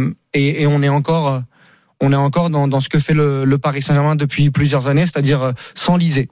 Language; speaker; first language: French; native; French